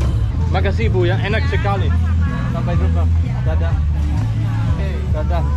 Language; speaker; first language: Indonesian; non-native, learner; German